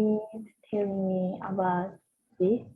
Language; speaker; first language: English; non-native, learner; Japanese